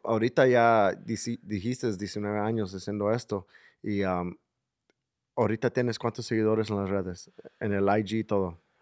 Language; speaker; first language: Spanish; early bilingual, heritage; Spanish